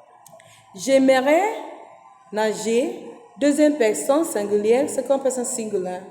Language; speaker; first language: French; non-native, fluent; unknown